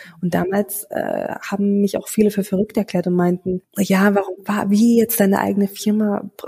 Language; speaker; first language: German; early bilingual, other home language; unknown